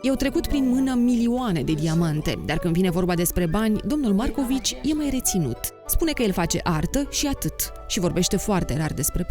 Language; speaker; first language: Romanian; native; Romanian